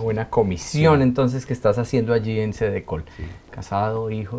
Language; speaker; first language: Spanish; native; Spanish